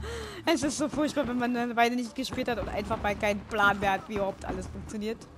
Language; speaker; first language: German; native; German